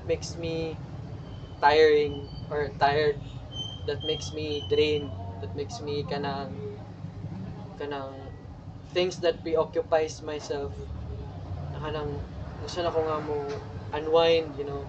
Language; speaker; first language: English; non-native, local second language; Cebuano